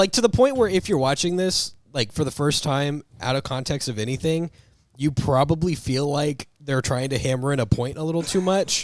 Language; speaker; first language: English; native; English